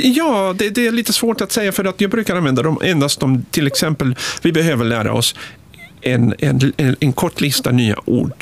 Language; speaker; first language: Swedish; non-native, fluent; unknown